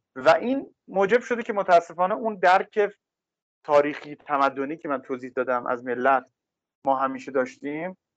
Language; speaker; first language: Persian; native; Persian